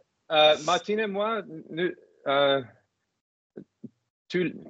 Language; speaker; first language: French; non-native, learner; English